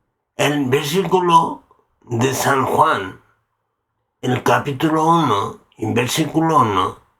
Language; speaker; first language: Spanish; non-native, learner; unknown